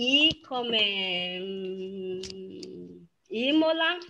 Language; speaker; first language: Italian; non-native, fluent; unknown